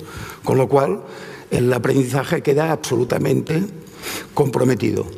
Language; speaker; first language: Spanish; native; Spanish